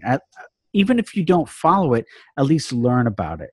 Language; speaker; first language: English; native; English